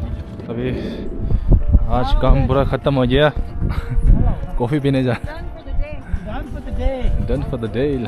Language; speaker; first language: Hindi; non-native, fluent; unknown